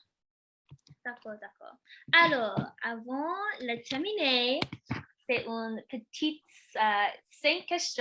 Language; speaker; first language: French; non-native, learner; English